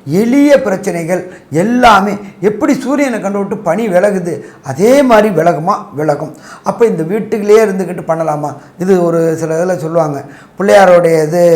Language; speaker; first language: Tamil; native; Tamil